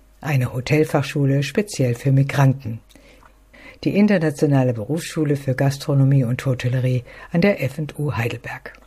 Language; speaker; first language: German; native; German